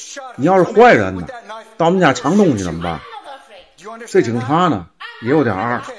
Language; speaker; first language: Chinese; native; Chinese